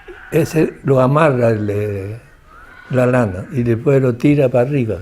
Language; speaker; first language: Spanish; non-native, local second language; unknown